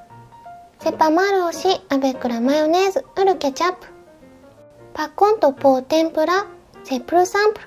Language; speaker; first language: French; non-native, learner; Japanese